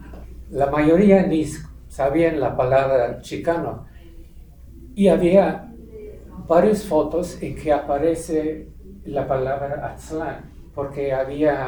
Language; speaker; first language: Spanish; non-native, fluent; English